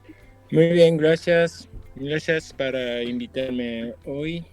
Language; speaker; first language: Spanish; non-native, fluent; Japanese